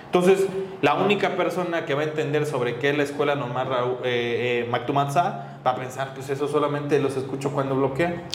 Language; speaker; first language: Spanish; native; Spanish